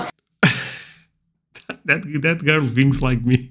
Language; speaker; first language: English; non-native, fluent; Portuguese